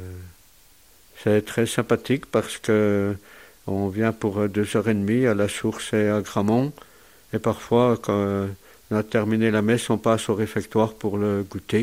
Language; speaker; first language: French; native; French